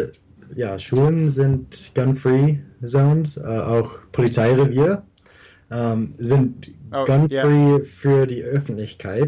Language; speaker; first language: German; early bilingual, heritage; English